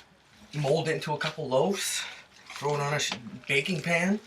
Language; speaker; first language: English; native; English